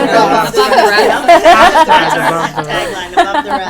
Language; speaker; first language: English; native; English